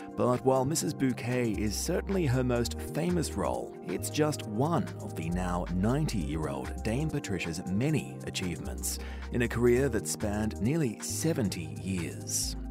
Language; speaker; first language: English; native; English